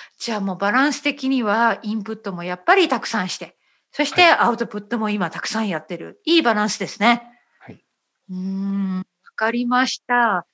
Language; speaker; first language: Japanese; native; Japanese